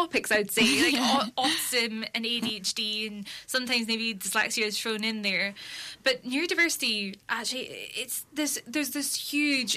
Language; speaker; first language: English; native; English